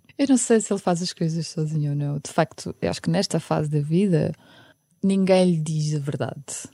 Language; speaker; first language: Portuguese; early bilingual, other home language; Ukrainian